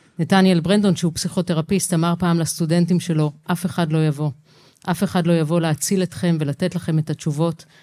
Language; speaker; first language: Hebrew; native; Hebrew